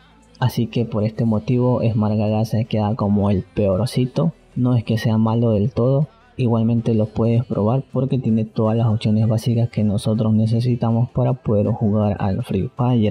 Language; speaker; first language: Spanish; native; Spanish